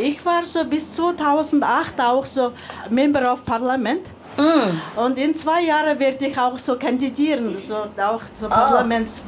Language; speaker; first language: German; non-native, fluent; Mongolian